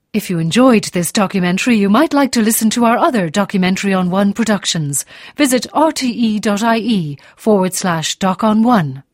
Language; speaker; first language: English; native; English